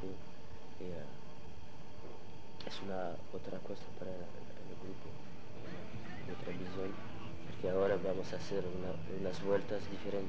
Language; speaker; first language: Spanish; non-native, learner; French